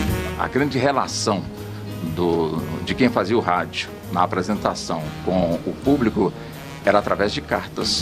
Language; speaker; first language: Portuguese; native; Portuguese